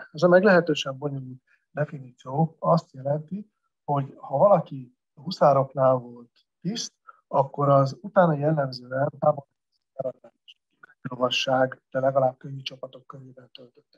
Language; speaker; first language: Hungarian; native; Hungarian